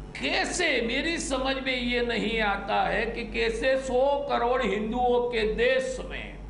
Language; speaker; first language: Hindi; non-native, local second language; Gujarati